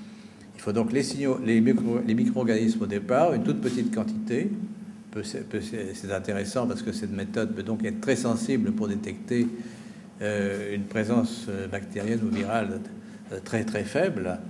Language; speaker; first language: French; native; French